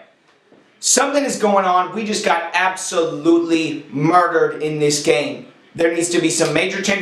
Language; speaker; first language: English; native; English